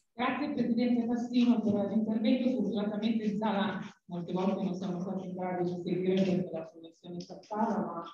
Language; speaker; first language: Italian; native; Italian